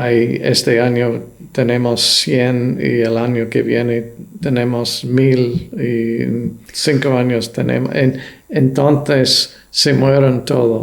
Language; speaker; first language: Spanish; non-native, fluent; English